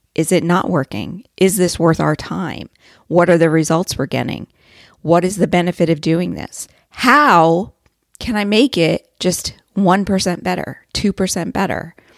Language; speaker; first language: English; native; English